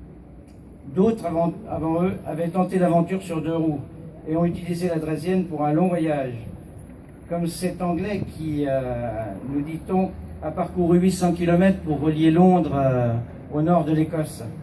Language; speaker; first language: French; native; French